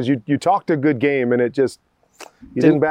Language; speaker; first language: English; native; English